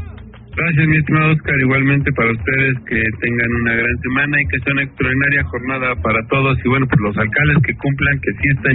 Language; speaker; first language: Spanish; native; Spanish